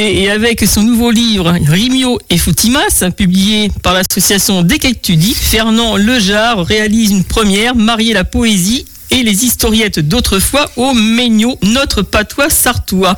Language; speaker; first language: French; native; French